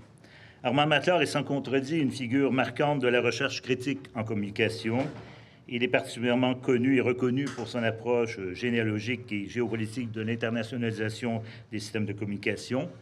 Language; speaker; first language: French; native; French